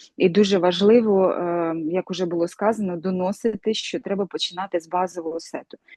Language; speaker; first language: Ukrainian; non-native, local second language; Russian